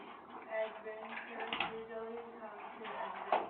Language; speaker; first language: English; non-native, learner; Chinese